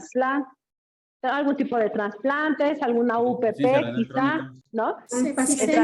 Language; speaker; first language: Spanish; native; Spanish